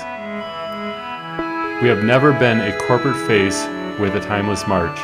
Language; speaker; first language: English; native; English